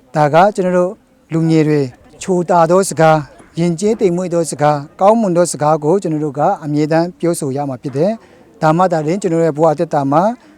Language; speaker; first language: Burmese; non-native, local second language; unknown